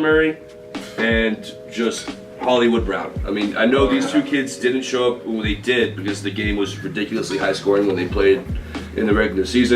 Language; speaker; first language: English; native; English